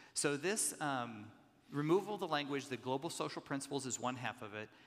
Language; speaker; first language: English; native; English